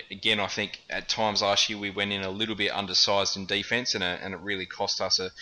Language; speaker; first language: English; native; English